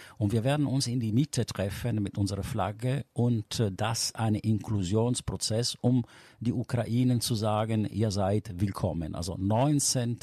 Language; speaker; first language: German; non-native, fluent; Italian